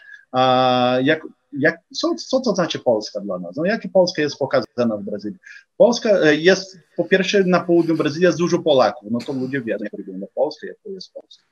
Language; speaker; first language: Polish; early bilingual, heritage; Polish